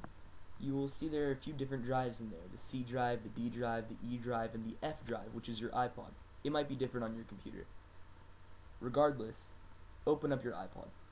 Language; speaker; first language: English; native; English